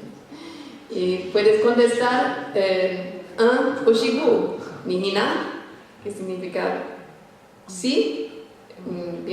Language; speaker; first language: Spanish; non-native, fluent; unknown